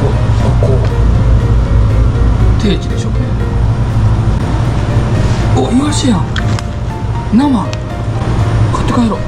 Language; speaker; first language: Japanese; native; Japanese